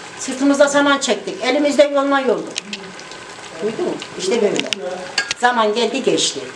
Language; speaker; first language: Turkish; native; Turkish